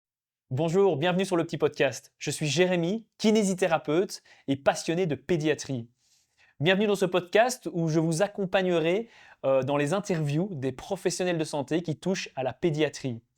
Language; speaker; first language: French; native; French